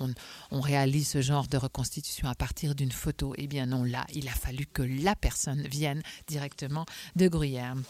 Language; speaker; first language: French; native; French